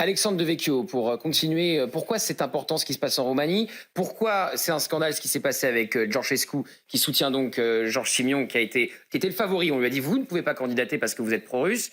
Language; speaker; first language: French; native; French